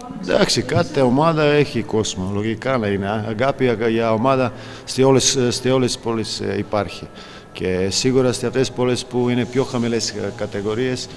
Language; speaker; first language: Greek; non-native, fluent; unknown